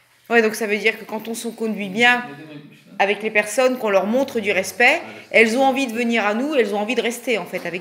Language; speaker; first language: French; native; French